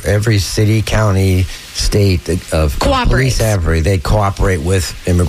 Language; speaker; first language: English; native; English